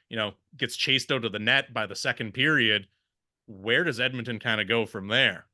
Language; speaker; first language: English; native; English